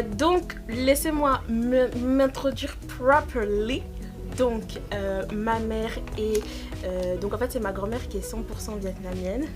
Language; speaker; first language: French; native; French